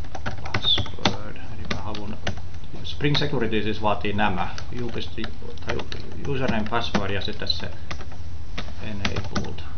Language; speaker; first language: Finnish; native; Finnish